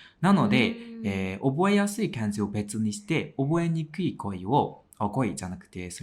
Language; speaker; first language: Japanese; non-native, fluent; Burmese